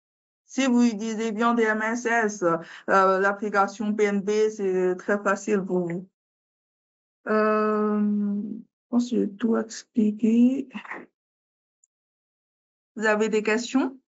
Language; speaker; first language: French; non-native, learner; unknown